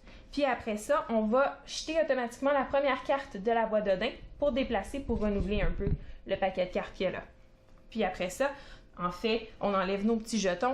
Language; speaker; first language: French; native; French